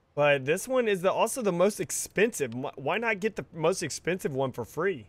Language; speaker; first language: English; native; English